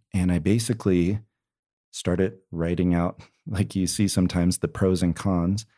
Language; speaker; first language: English; native; English